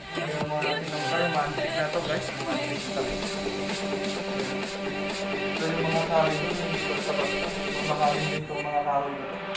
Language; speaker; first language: Filipino; non-native, local second language; Iloko